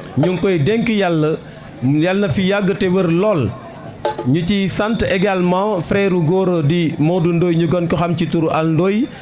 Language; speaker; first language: Wolof; non-native, local second language; Serer